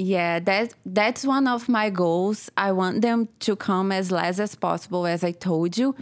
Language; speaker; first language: English; non-native, fluent; Portuguese